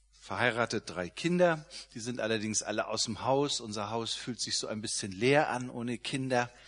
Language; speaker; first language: German; native; German